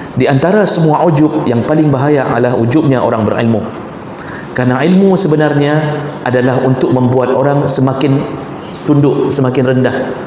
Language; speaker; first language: Malay; non-native, local second language; Achinese